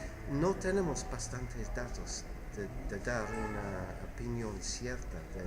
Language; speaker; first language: Spanish; non-native, fluent; English